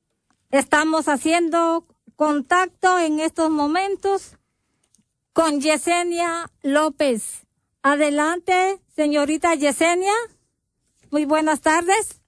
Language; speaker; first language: Spanish; native; Spanish